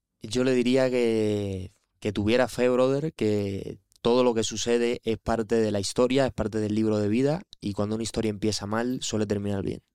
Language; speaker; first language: Spanish; native; Spanish